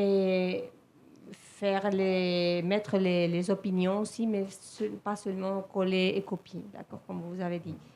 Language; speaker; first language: French; non-native, fluent; Spanish